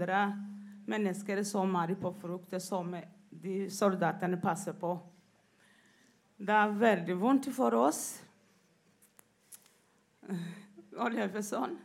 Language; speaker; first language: Norwegian; non-native, learner; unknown